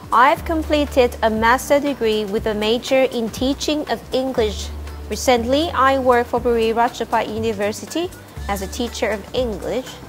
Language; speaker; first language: English; non-native, fluent; Thai